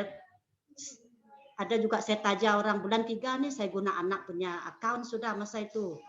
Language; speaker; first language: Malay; non-native, local second language; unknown